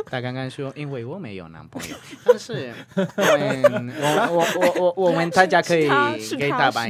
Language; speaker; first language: Chinese; non-native, fluent; Spanish